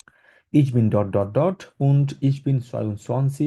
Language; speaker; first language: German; non-native, fluent; Bangla